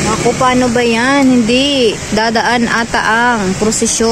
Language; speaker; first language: Filipino; native; Filipino